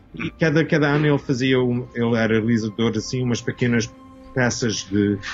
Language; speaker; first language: Portuguese; early bilingual, heritage; English